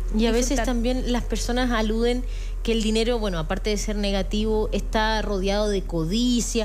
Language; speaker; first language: Spanish; native; Spanish